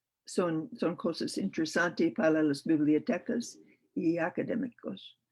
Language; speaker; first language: Spanish; non-native, learner; English